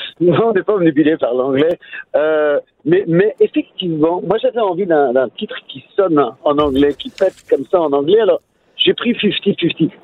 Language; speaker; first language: French; native; French